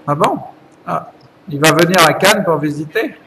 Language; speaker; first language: French; native; French